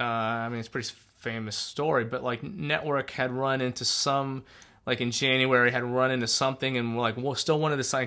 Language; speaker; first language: English; native; English